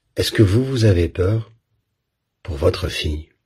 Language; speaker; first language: French; native; French